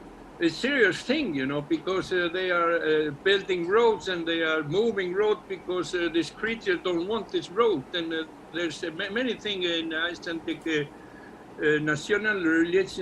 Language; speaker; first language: English; non-native, learner; Icelandic